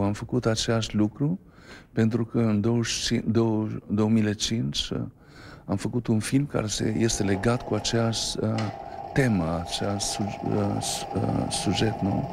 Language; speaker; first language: Romanian; non-native, fluent; Albanian